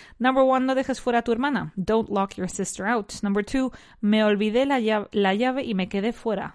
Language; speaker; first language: Spanish; native; Spanish